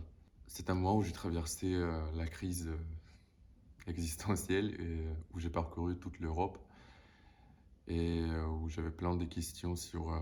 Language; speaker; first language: French; non-native, fluent; Russian